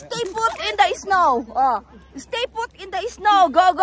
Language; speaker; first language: English; non-native, local second language; Cebuano